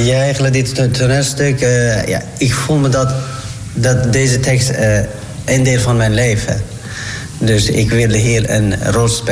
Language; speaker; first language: Dutch; non-native, learner; Turkish